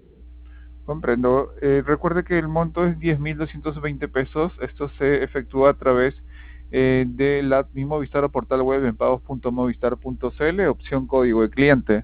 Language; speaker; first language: Spanish; native; Spanish